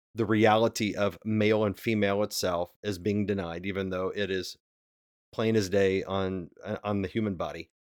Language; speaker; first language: English; native; English